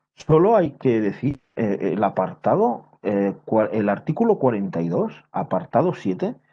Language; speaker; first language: Spanish; non-native, local second language; Catalan